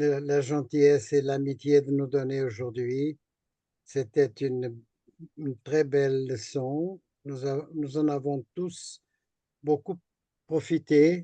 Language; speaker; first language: French; non-native, fluent; Portuguese